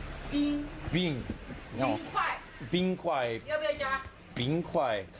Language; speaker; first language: Chinese; non-native, learner; English